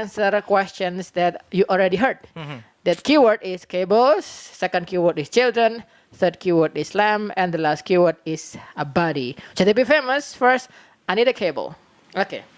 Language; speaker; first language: English; non-native, learner; Indonesian